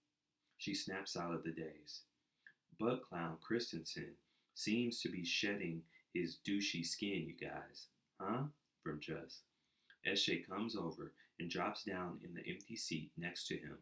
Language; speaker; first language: English; native; English